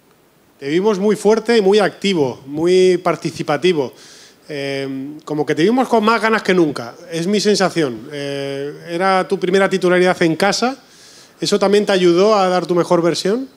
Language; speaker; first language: Spanish; native; Spanish